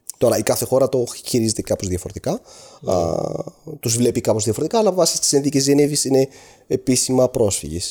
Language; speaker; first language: Greek; non-native, fluent; Arabic